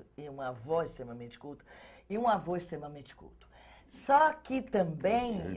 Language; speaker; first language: Portuguese; native; Portuguese